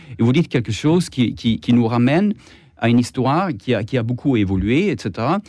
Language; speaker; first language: French; non-native, fluent; Swedish